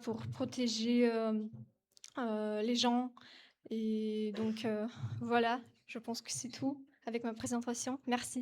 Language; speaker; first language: French; non-native, fluent; Ukrainian